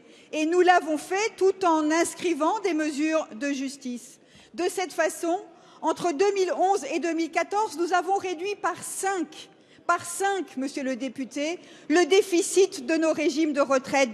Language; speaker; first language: French; native; French